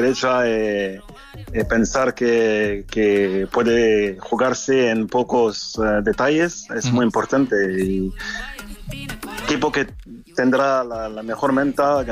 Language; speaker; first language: Spanish; non-native, fluent; French